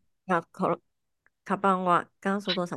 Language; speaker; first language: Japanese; non-native, learner; Chinese